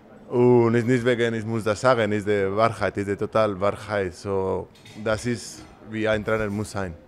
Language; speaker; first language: German; non-native, learner; Spanish